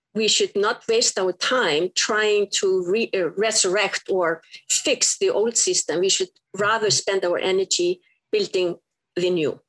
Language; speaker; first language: English; non-native, fluent; Icelandic